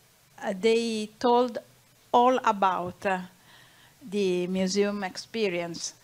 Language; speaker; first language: English; non-native, learner; Italian